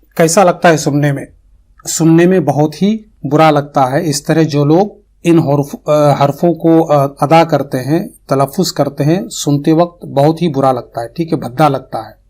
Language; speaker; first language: Urdu; native; Urdu